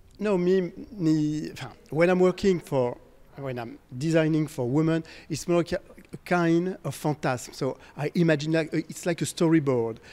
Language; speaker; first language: English; non-native, fluent; French